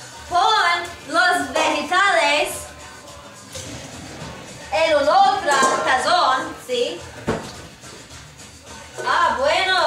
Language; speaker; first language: Spanish; non-native, learner; English